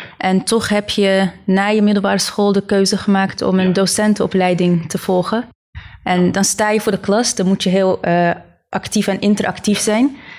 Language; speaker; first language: Dutch; early bilingual, other home language; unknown